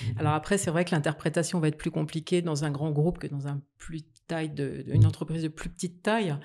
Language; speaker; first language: French; native; French